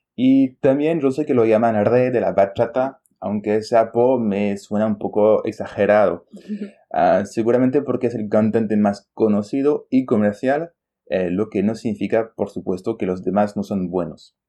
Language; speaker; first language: Spanish; non-native, fluent; French